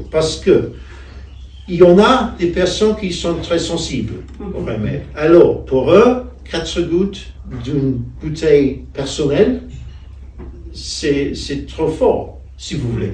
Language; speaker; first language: French; non-native, fluent; English